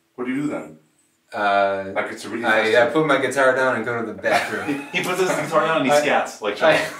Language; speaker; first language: English; native; English